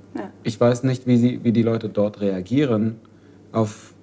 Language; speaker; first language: German; non-native, fluent; Arabic